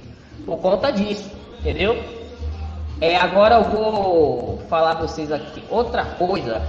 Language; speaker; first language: Portuguese; native; Portuguese